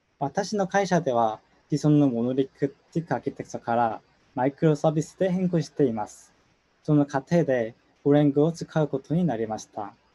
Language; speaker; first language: Japanese; non-native, learner; Korean